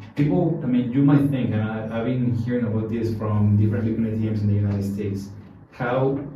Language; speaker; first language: English; non-native, fluent; Spanish